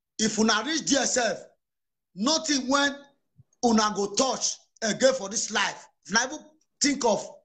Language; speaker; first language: Nigerian Pidgin; non-native, local second language; Bini